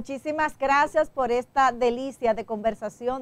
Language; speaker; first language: Spanish; native; Spanish